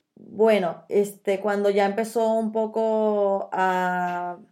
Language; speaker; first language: Spanish; native; Spanish